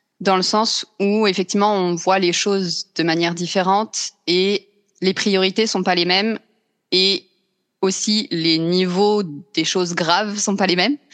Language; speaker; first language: French; native; French